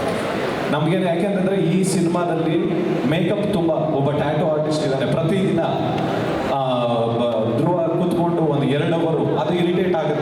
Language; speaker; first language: Kannada; native; Kannada